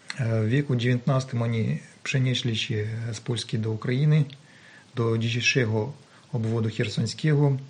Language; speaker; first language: Polish; non-native, learner; Ukrainian